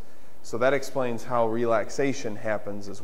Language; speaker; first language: English; native; English